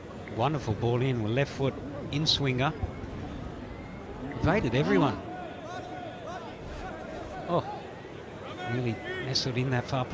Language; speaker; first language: English; native; English